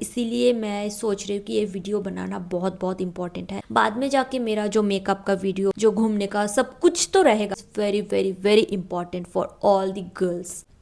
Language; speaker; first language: Hindi; non-native, local second language; Bangla